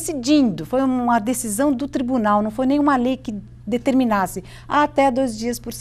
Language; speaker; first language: Portuguese; native; Portuguese